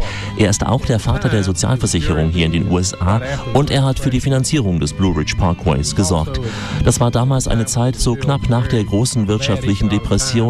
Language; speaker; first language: German; native; German